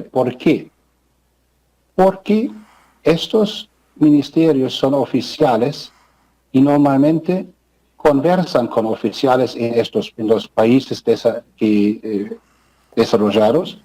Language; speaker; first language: Spanish; non-native, fluent; German